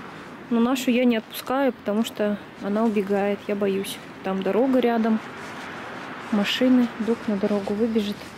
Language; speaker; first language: Russian; native; Russian